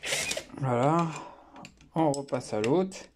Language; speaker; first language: French; native; French